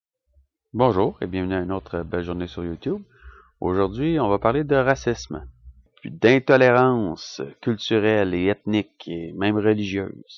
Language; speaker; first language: French; native; French